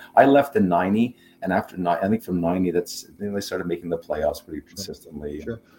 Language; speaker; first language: English; non-native, fluent; German